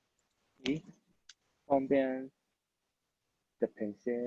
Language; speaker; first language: French; non-native, learner; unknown